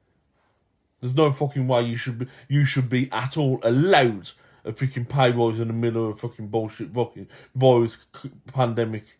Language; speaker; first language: English; native; English